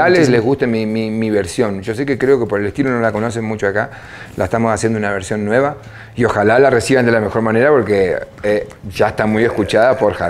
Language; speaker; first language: Spanish; native; Spanish